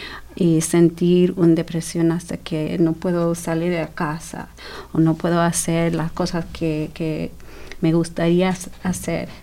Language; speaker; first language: Spanish; early bilingual, heritage; Spanish